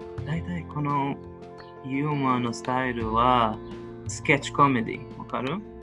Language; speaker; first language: Japanese; non-native, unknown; Hebrew